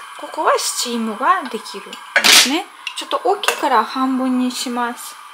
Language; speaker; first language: Japanese; non-native, fluent; Russian